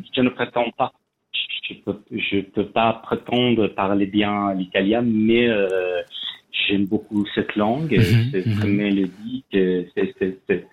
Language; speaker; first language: French; non-native, learner; Persian